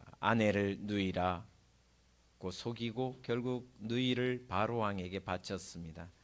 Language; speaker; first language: Korean; native; Korean